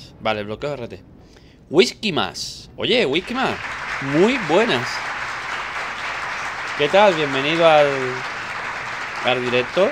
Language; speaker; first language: Spanish; native; Spanish